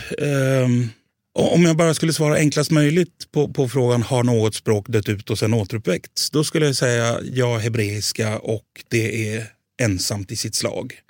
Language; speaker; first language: Swedish; native; Swedish